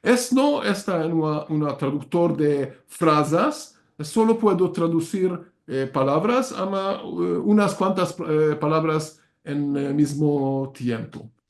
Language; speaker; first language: Spanish; non-native, learner; Hungarian